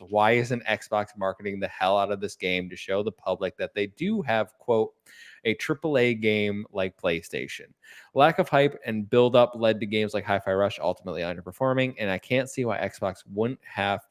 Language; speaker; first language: English; native; English